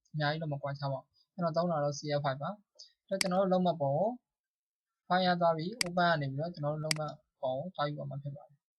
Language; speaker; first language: Burmese; non-native, local second language; Hakha Chin